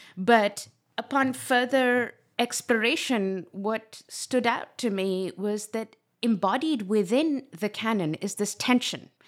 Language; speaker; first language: English; non-native, local second language; Urdu